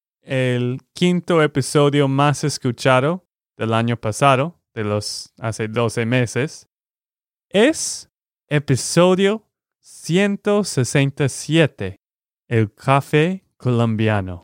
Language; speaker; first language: Spanish; non-native, fluent; English